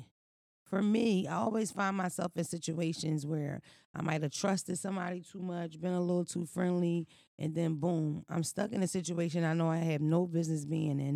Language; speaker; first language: English; native; English